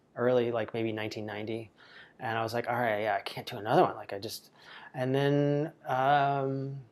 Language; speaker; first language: English; native; English